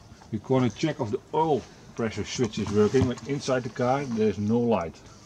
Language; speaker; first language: English; non-native, learner; Dutch